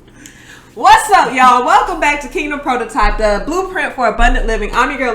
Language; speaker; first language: English; native; English